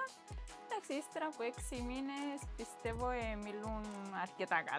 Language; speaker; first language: Greek; non-native, fluent; Romanian